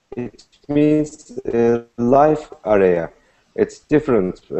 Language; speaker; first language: English; non-native, learner; Turkish